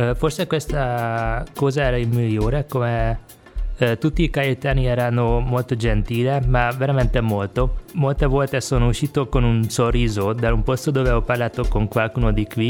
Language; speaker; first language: Italian; non-native, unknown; Hungarian